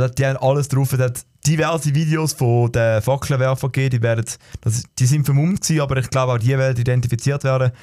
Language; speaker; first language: German; native; German